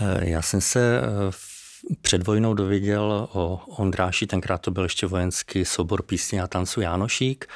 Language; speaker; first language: Czech; native; Czech